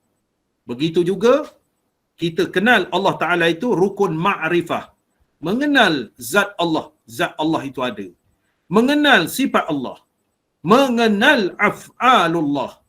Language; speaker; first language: Malay; native; Malay